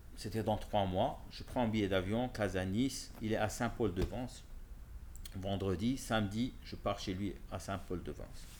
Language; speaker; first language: French; non-native, local second language; Arabic